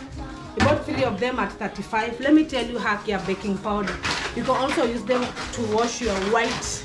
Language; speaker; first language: English; non-native, local second language; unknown